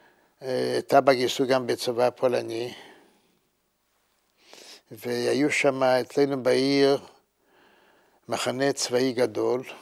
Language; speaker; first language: Hebrew; non-native, fluent; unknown